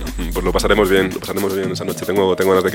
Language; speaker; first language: Spanish; native; Spanish